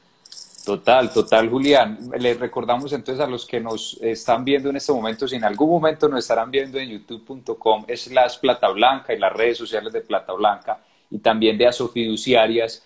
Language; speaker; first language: Spanish; native; Spanish